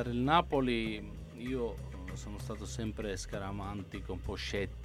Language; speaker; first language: Italian; native; Italian